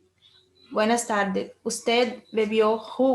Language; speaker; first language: Spanish; non-native, learner; Portuguese